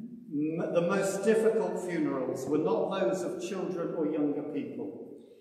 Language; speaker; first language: English; native; English